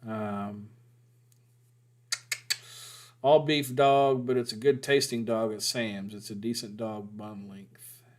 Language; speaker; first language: English; native; English